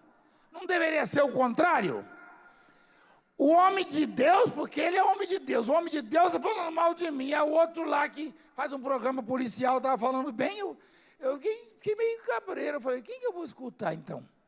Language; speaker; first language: Portuguese; native; Portuguese